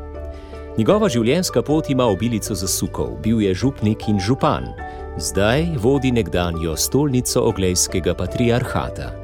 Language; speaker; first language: Slovenian; native; Slovenian